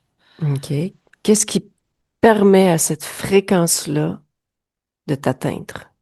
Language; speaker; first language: French; native; French